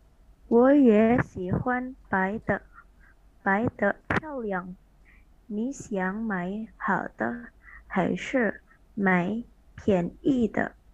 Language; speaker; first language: Chinese; non-native, learner; Indonesian